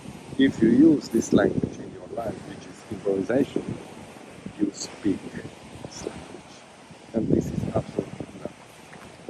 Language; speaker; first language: English; non-native, learner; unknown